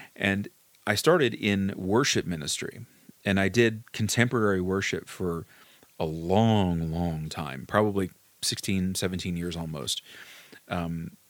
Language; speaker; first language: English; native; English